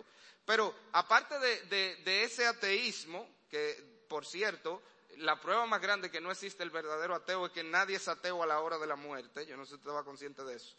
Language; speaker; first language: Spanish; native; Spanish